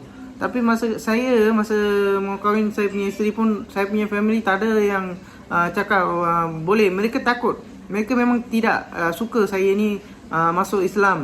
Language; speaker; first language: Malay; non-native, local second language; Tamil